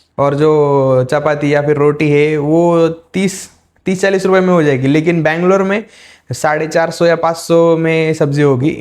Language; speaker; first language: Hindi; non-native, local second language; Marathi